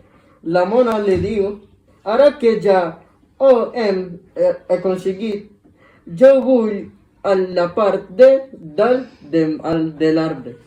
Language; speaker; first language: Catalan; non-native, learner; Spanish